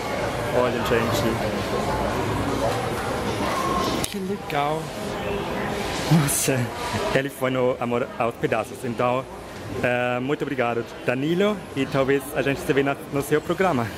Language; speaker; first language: Portuguese; non-native, fluent; German